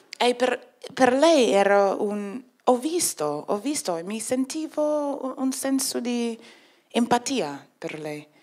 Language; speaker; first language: Italian; non-native, fluent; English